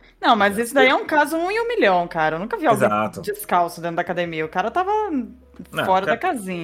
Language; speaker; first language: Portuguese; native; Portuguese